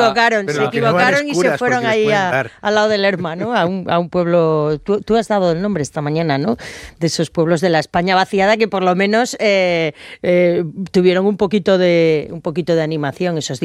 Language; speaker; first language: Spanish; native; Spanish